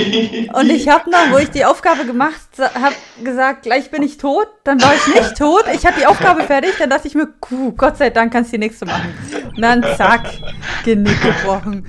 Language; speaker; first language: German; native; German